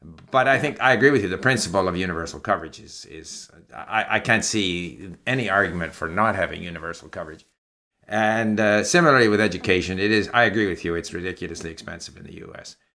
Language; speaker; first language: English; native; English